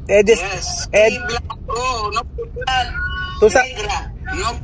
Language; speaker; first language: English; non-native, learner; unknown